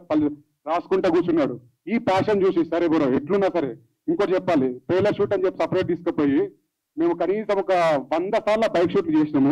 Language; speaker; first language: Telugu; native; Telugu